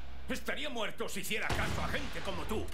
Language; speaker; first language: Spanish; native; Spanish